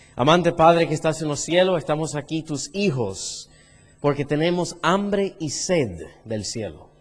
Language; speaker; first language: Spanish; early bilingual, heritage; Spanish